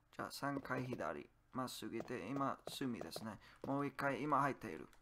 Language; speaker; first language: Japanese; non-native, learner; English